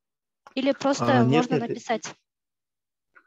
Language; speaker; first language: Russian; non-native, local second language; Kyrgyz